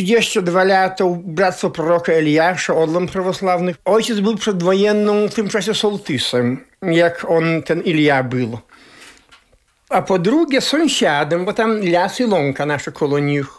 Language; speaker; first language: Polish; non-native, local second language; Belarusian